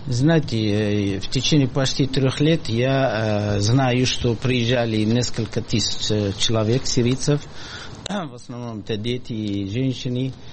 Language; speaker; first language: Russian; non-native, fluent; Arabic